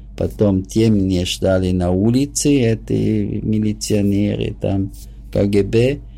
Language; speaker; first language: Russian; non-native, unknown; German